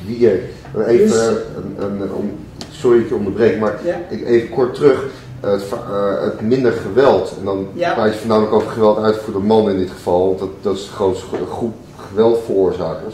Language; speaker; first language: Dutch; native; Dutch